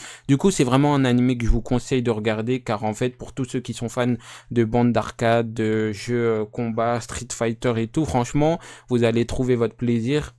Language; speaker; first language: French; native; French